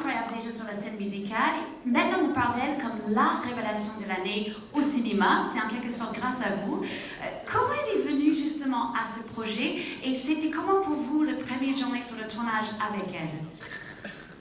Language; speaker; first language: French; native; French